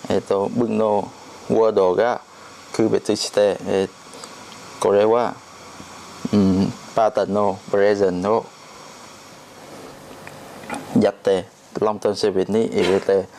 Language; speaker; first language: Japanese; non-native, learner; Vietnamese